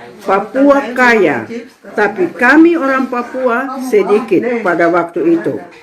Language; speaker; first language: Indonesian; non-native, local second language; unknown